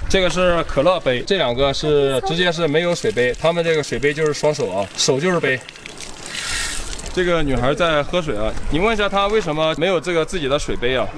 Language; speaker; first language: Chinese; native; Chinese